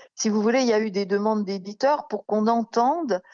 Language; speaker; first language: French; native; French